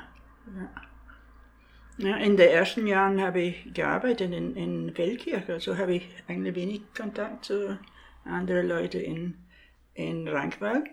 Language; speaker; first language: German; non-native, fluent; English